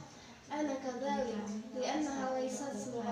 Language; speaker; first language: Arabic; non-native, learner; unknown